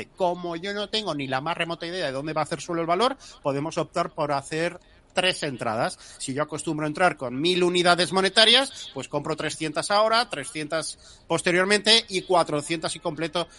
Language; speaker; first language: Spanish; native; Spanish